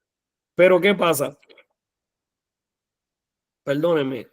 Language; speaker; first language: Spanish; native; Spanish